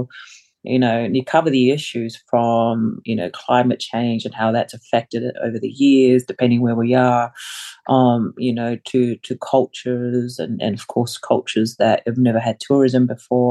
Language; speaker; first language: English; early bilingual, other home language; Samoan